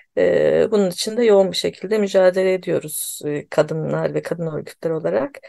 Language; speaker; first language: Turkish; native; Turkish